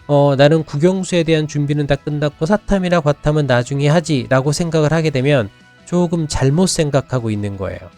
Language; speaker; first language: Korean; native; Korean